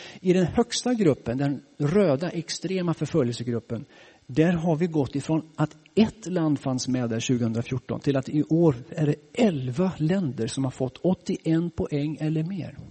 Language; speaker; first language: Swedish; native; Swedish